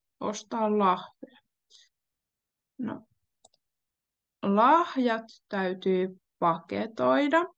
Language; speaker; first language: Finnish; native; Finnish